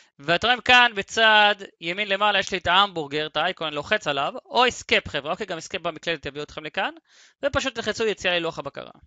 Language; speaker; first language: Hebrew; native; Hebrew